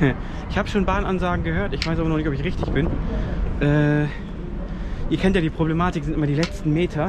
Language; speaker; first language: German; native; German